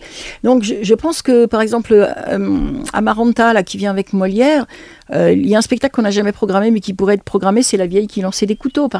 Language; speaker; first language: French; native; French